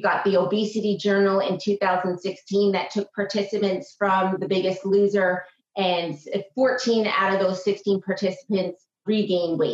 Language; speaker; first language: English; native; English